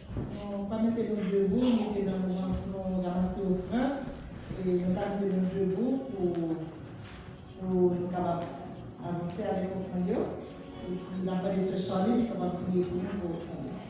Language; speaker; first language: French; non-native, local second language; Haitian Creole